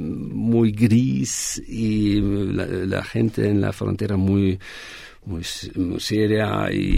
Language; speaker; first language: Spanish; non-native, fluent; German